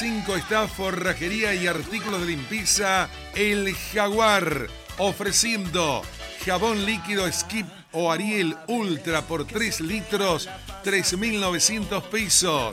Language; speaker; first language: Spanish; native; Spanish